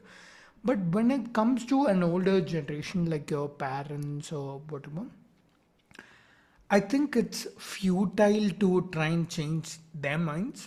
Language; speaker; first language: English; non-native, local second language; Malayalam